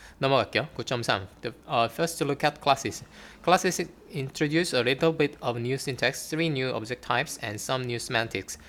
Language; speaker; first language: English; non-native, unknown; Korean